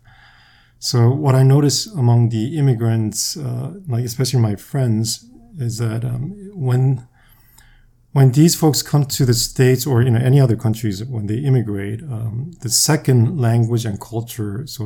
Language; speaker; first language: English; non-native, fluent; Korean